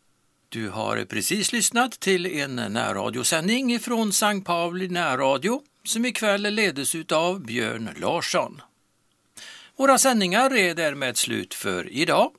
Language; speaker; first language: Swedish; native; Swedish